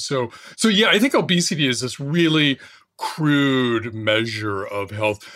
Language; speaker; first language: English; native; English